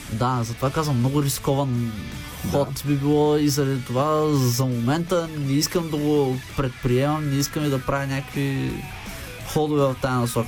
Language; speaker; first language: Bulgarian; native; Bulgarian